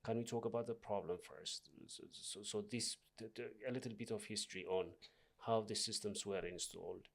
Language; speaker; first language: English; non-native, local second language; Amharic